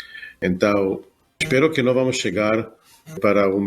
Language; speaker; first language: Portuguese; non-native, fluent; Hebrew